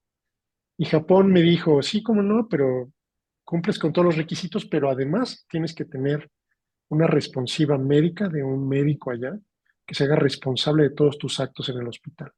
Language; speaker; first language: Spanish; native; Spanish